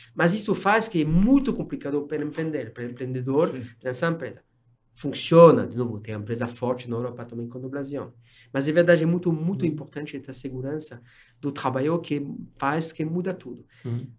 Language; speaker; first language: Portuguese; non-native, fluent; French